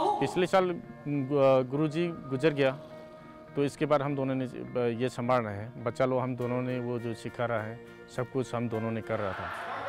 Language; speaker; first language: Hindi; non-native, local second language; Manipuri